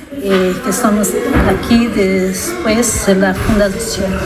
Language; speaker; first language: Spanish; non-native, learner; Italian